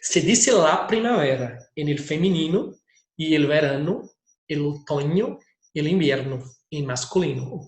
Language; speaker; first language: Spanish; non-native, fluent; Portuguese